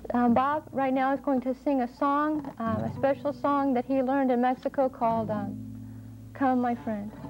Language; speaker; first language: English; native; English